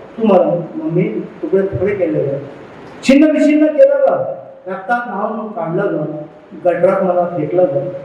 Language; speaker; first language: Marathi; non-native, local second language; Urdu